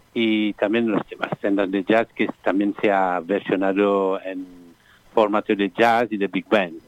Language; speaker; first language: Spanish; non-native, fluent; Morisyen